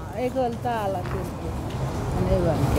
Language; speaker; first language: Finnish; non-native, learner; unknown